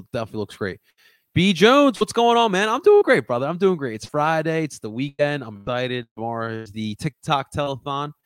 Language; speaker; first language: English; early bilingual, other home language; Spanish